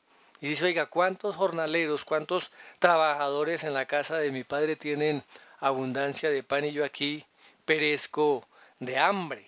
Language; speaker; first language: Spanish; native; Spanish